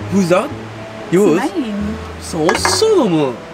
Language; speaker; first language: Japanese; native; Japanese